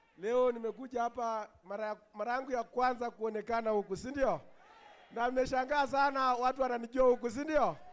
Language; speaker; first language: Swahili; non-native, local second language; Luyia